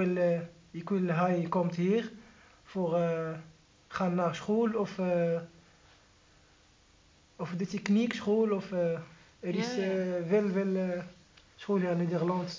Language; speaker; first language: Dutch; non-native, learner; Arabic